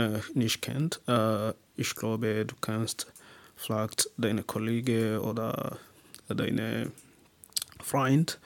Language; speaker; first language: German; non-native, learner; English